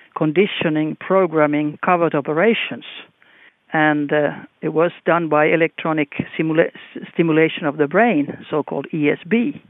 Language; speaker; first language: English; non-native, fluent; Finnish